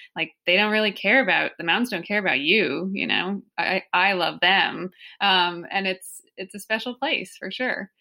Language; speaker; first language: English; native; English